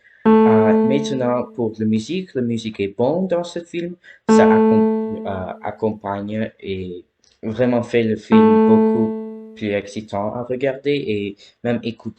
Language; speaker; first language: French; non-native, learner; English